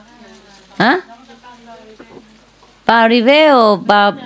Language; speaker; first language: French; non-native, learner; Vietnamese